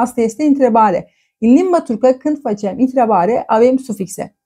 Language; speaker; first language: Romanian; non-native, fluent; Turkish